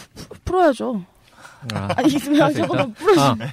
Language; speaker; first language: Korean; non-native, fluent; Turkish